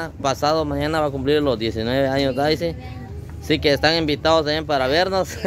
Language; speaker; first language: Spanish; native; Spanish